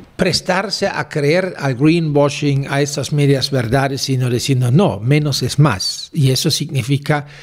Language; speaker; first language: Spanish; non-native, fluent; German